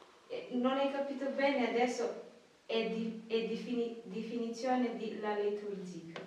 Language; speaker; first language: Italian; non-native, learner; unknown